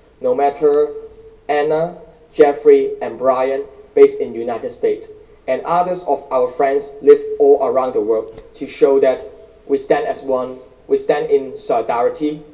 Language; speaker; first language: English; non-native, local second language; Cantonese